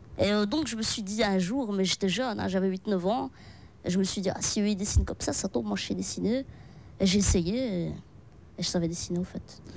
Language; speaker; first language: French; early bilingual, other home language; Arabic